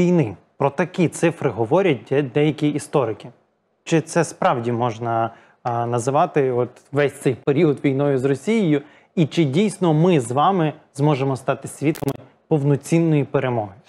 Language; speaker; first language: Ukrainian; native; Ukrainian